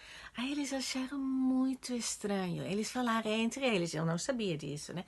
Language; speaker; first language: Portuguese; non-native, fluent; Dutch